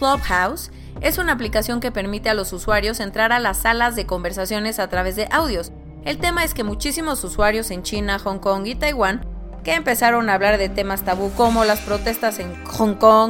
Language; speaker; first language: Spanish; native; Spanish